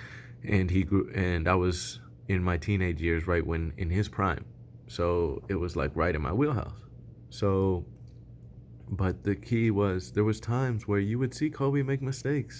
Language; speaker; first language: English; native; English